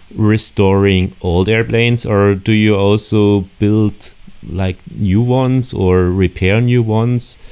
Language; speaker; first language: English; non-native, fluent; German